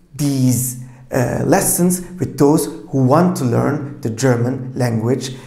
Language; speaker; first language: English; non-native, fluent; Turkish